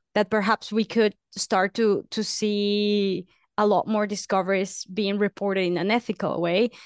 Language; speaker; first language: English; non-native, fluent; Spanish